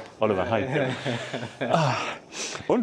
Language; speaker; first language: German; native; German